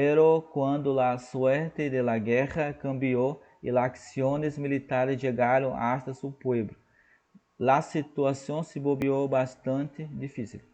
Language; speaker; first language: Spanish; non-native, fluent; Portuguese